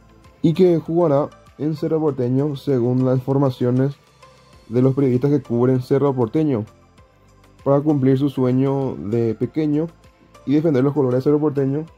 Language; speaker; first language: Spanish; native; Spanish